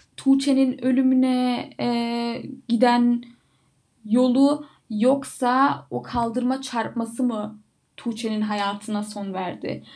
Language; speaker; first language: Turkish; early bilingual, heritage; Turkish